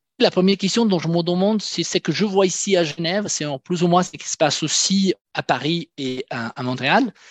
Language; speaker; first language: French; non-native, fluent; Italian